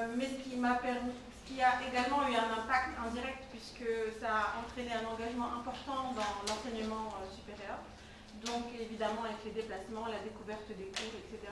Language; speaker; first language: French; non-native, local second language; Arabic